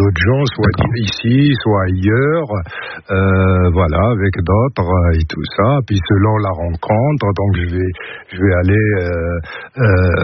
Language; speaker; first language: French; non-native, local second language; Arabic